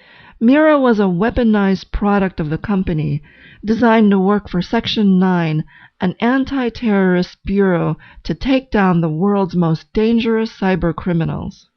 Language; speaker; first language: English; native; English